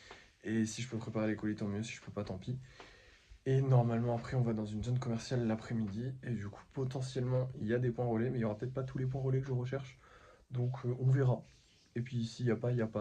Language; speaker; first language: French; native; French